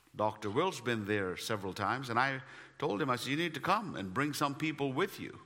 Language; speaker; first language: English; non-native, local second language; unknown